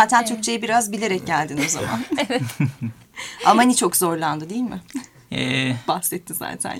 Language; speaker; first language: Turkish; native; Turkish